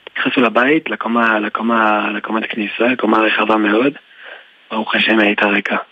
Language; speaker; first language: Hebrew; early bilingual, other home language; French